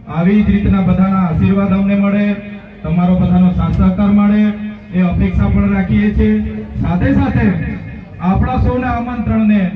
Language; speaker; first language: Gujarati; non-native, local second language; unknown